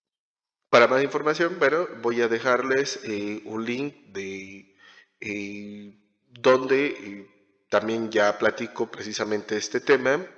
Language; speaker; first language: Spanish; native; Spanish